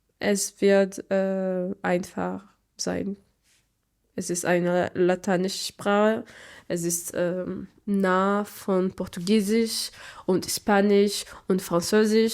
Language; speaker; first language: German; non-native, learner; Portuguese